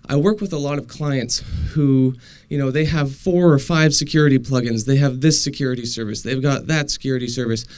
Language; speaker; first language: English; native; English